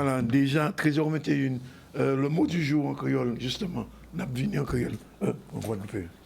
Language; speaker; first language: French; native; French